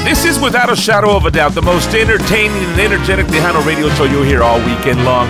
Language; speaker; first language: English; early bilingual, other home language; Spanish